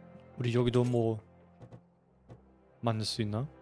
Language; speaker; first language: Korean; non-native, fluent; German